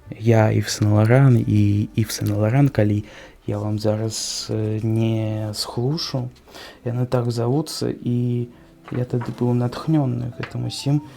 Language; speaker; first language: Belarusian; native; Belarusian